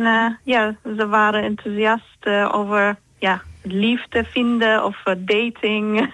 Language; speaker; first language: Dutch; non-native, fluent; Turkish